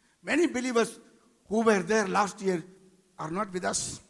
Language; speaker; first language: English; non-native, local second language; Tamil